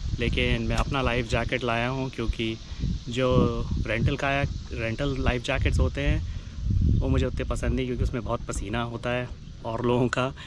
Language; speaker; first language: Hindi; native; Hindi